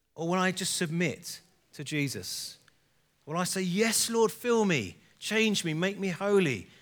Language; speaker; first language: English; native; English